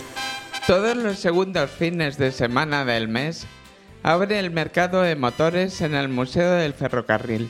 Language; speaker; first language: Spanish; native; Spanish